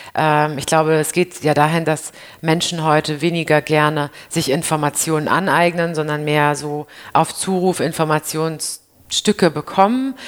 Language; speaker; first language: German; native; German